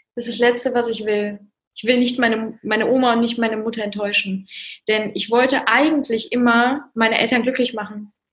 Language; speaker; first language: German; early bilingual, other home language; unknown